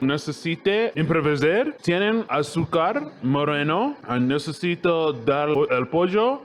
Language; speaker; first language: Spanish; non-native, learner; English